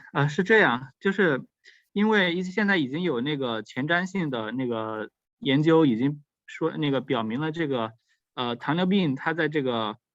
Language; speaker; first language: Chinese; native; Chinese